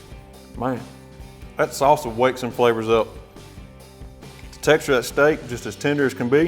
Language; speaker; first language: English; native; English